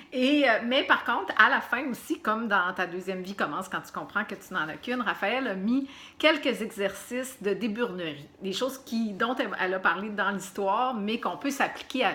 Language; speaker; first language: French; native; French